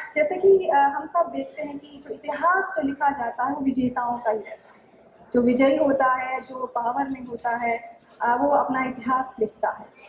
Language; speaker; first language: Hindi; non-native, local second language; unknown